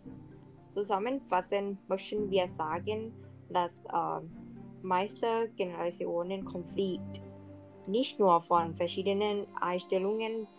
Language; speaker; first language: German; non-native, learner; Thai